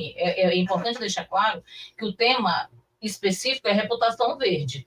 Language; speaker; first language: Portuguese; native; Portuguese